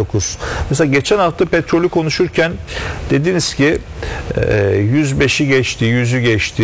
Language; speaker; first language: Turkish; native; Turkish